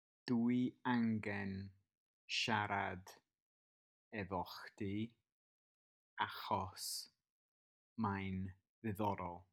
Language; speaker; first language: Welsh; non-native, learner; English